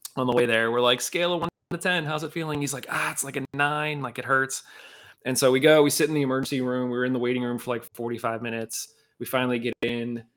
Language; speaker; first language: English; native; English